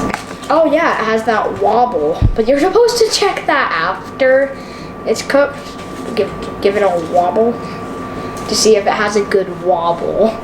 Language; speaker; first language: English; native; English